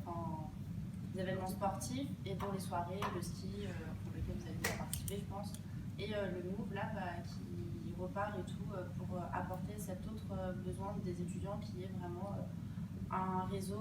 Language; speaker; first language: French; native; French